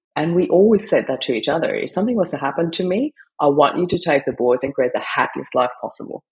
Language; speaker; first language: English; non-native, fluent; German